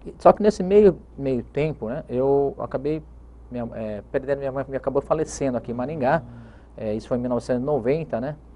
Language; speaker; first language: Portuguese; native; Portuguese